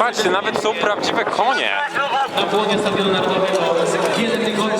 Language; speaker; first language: Polish; native; Polish